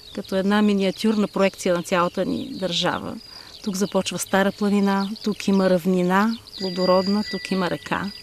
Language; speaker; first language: Bulgarian; non-native, local second language; Romanian